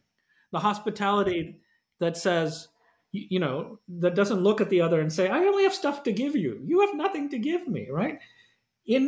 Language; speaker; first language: English; non-native, local second language; Malayalam